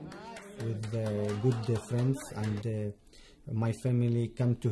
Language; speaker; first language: English; non-native, learner; Arabic